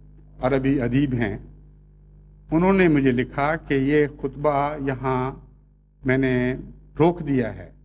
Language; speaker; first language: Urdu; native; Urdu